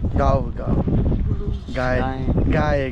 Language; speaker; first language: Hindi; non-native, learner; Bangla